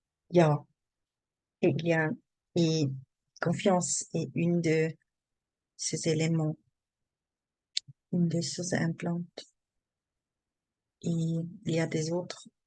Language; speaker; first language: French; non-native, learner; German